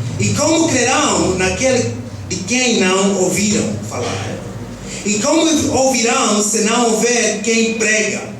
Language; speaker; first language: Portuguese; early bilingual, heritage; Portuguese